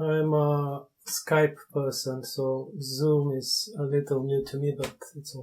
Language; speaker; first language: English; non-native, fluent; Bulgarian